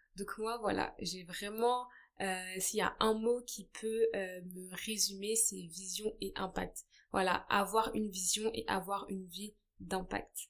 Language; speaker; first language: French; early bilingual, other home language; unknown